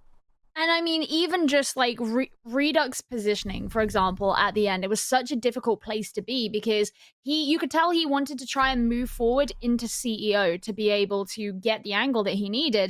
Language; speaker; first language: English; native; English